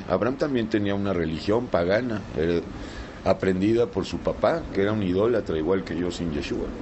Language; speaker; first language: Spanish; native; Spanish